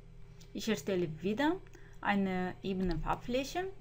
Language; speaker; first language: German; non-native, fluent; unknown